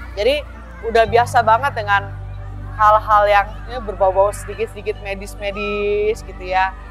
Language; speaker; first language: Indonesian; early bilingual, heritage; Indonesian